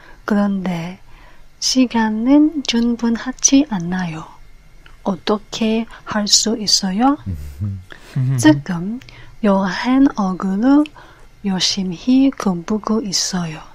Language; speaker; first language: Korean; non-native, learner; Cantonese